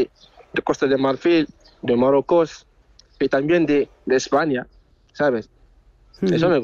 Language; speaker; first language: Spanish; non-native, learner; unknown